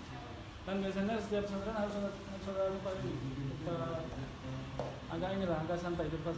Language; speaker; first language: Indonesian; non-native, fluent; Turkish